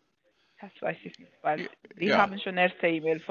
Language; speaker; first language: German; non-native, fluent; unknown